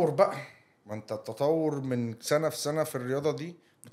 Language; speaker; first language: Arabic; native; Arabic